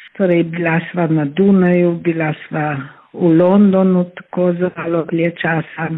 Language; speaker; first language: Slovenian; native; Slovenian